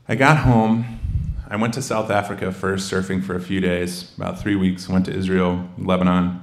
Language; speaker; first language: English; native; English